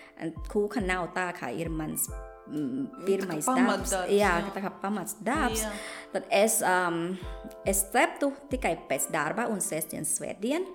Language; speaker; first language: Latvian; non-native, fluent; Thai